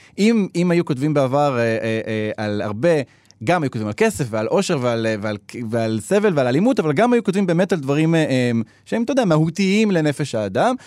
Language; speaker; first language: Hebrew; native; Hebrew